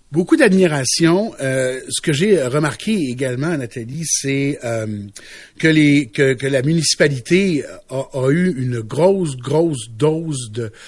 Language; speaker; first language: French; native; French